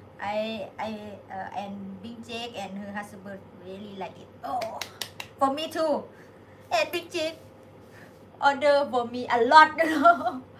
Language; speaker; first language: English; non-native, learner; Thai